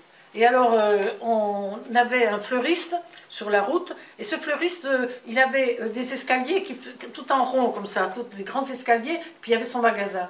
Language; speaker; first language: French; native; French